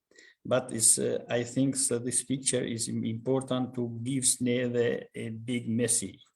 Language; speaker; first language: English; non-native, learner; Albanian